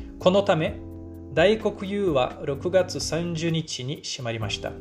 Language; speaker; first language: Japanese; non-native, fluent; Portuguese